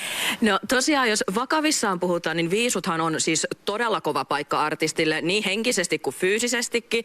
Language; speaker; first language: Finnish; native; Finnish